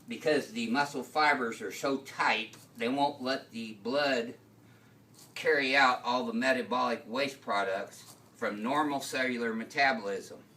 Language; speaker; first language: English; native; English